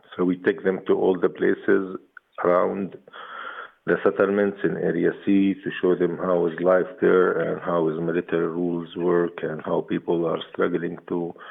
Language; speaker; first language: English; non-native, fluent; Arabic